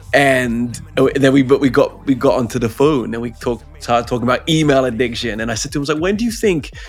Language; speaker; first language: English; native; English